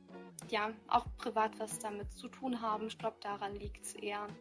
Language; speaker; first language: German; early bilingual, other home language; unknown